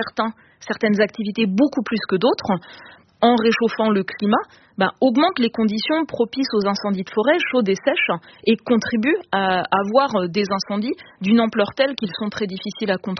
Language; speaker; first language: French; native; French